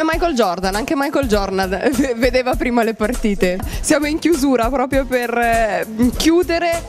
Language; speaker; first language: Italian; native; Italian